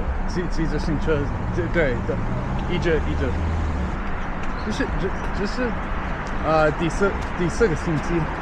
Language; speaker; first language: Chinese; non-native, learner; English